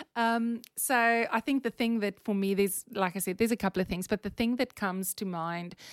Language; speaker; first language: English; non-native, local second language; Afrikaans